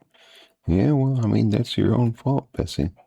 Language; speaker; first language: English; native; English